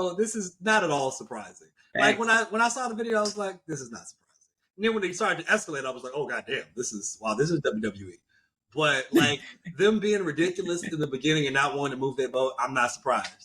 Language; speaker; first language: English; native; English